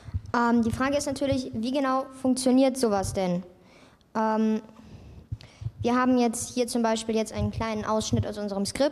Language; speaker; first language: German; native; German